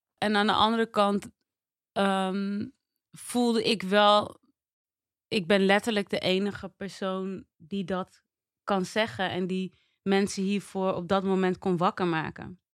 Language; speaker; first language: Dutch; native; Dutch